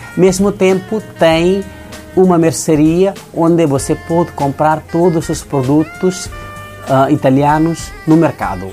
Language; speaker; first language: Portuguese; non-native, learner; Nepali